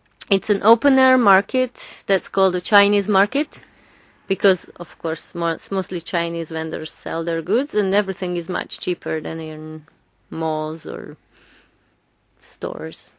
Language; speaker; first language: English; non-native, fluent; Hungarian